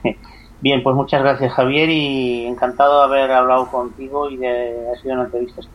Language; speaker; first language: Spanish; native; Spanish